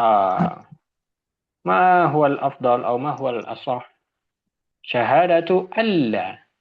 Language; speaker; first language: Arabic; non-native, fluent; Indonesian